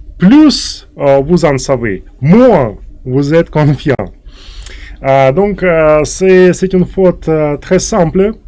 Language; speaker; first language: French; non-native, fluent; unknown